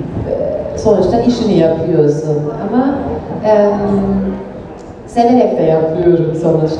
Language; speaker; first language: Turkish; non-native, fluent; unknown